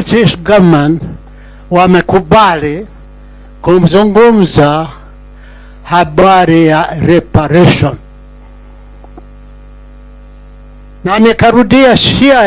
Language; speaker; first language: Swahili; non-native, local second language; Kikuyu